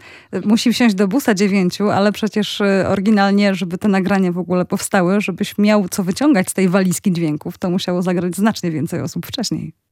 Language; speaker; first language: Polish; native; Polish